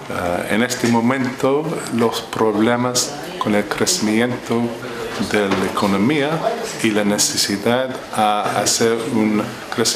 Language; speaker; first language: Spanish; non-native, fluent; English